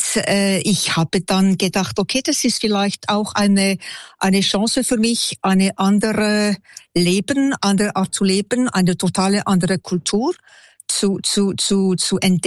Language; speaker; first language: German; non-native, local second language; French